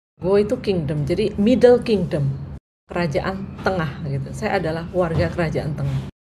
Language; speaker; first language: Indonesian; non-native, local second language; Javanese